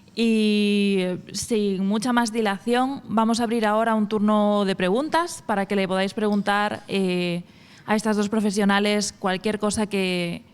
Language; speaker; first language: Spanish; native; Spanish